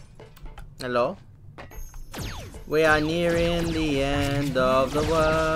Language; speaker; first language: English; native; English